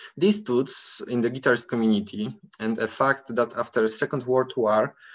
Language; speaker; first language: English; non-native, fluent; Polish